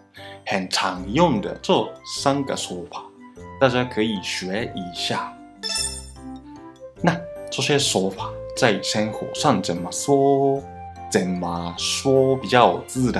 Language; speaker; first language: Chinese; non-native, fluent; Japanese